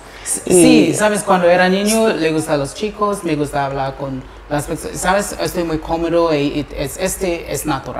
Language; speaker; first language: Spanish; non-native, learner; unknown